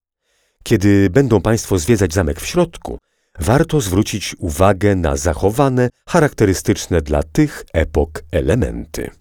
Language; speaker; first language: Polish; native; Polish